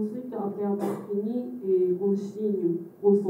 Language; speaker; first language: French; non-native, fluent; Japanese